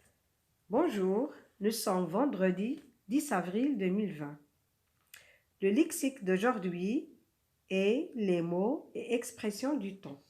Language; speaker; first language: French; non-native, local second language; Arabic